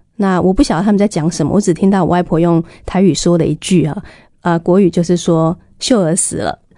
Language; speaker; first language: Chinese; native; Chinese